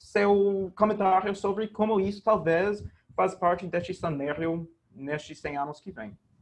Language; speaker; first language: Portuguese; non-native, fluent; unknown